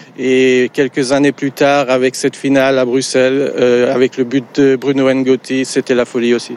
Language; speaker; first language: French; early bilingual, other home language; Hungarian